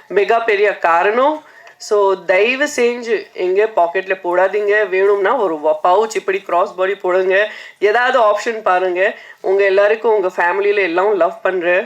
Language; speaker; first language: Tamil; non-native, fluent; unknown